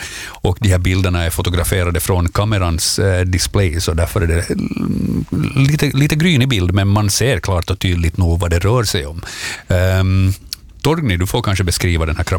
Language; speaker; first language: Swedish; native; Swedish